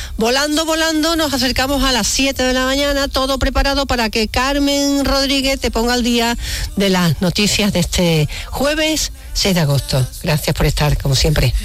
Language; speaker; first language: Spanish; native; Spanish